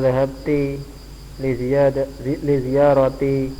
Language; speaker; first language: Arabic; non-native, learner; Indonesian